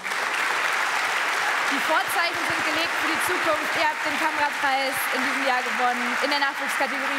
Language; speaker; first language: German; native; German